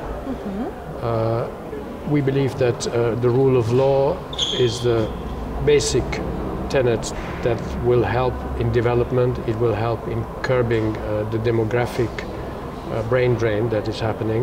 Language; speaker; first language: English; non-native, fluent; German